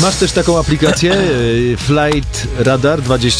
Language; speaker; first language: Polish; native; Polish